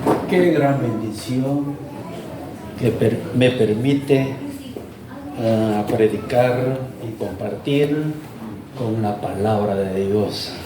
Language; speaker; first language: Spanish; non-native, fluent; Korean